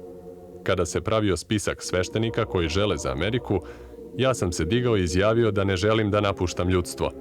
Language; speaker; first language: Bosnian; native; Bosnian